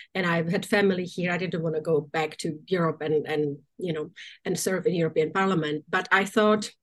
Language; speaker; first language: English; non-native, fluent; Czech